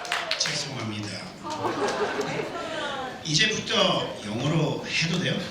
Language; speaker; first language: Korean; non-native, learner; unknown